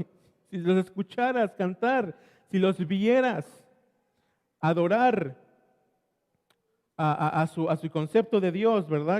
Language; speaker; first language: Spanish; native; Spanish